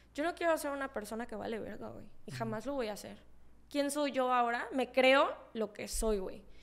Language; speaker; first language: Spanish; native; Spanish